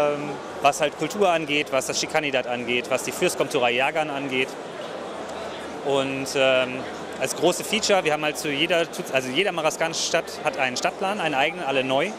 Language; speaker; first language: German; native; German